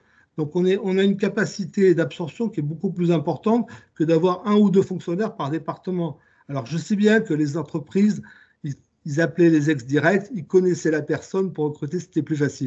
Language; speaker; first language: French; native; French